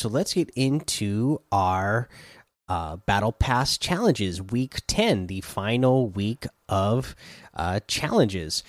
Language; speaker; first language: English; native; English